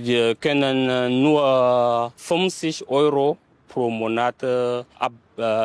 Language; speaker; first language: German; non-native, learner; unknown